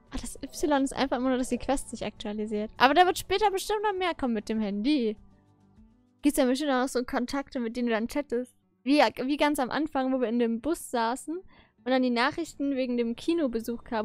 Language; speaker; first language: German; native; German